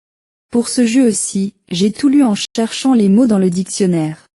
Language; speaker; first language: French; non-native, learner; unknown